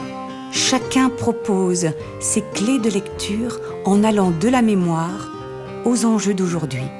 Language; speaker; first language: French; native; French